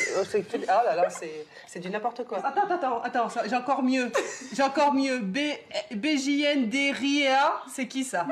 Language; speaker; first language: French; native; French